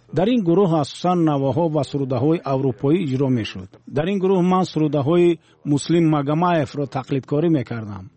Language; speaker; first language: Tajik; non-native, local second language; Russian